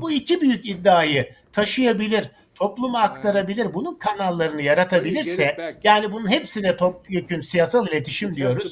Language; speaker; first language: Turkish; native; Turkish